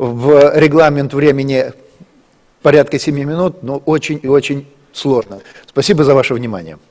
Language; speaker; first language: Russian; native; Russian